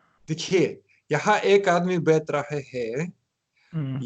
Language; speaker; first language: Hindi; non-native, learner; Russian